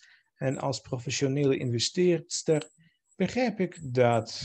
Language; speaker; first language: Dutch; non-native, fluent; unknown